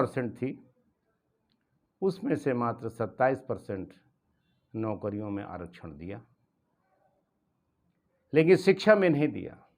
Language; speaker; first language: Hindi; native; Hindi